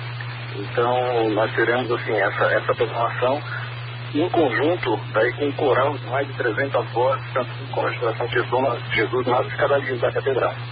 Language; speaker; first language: Portuguese; native; Portuguese